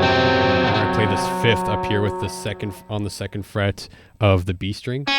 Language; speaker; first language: English; native; English